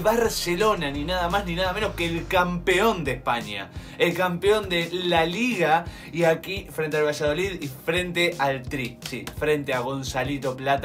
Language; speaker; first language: Spanish; native; Spanish